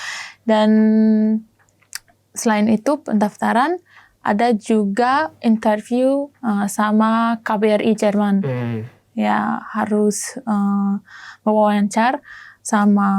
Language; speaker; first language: Indonesian; non-native, learner; German